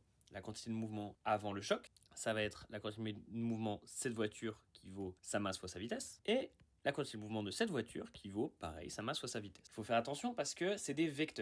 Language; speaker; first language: French; native; French